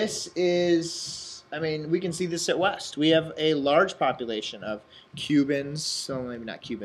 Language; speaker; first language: English; native; English